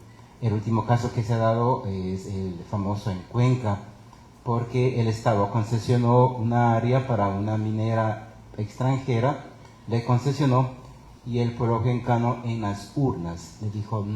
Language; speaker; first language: Spanish; native; Spanish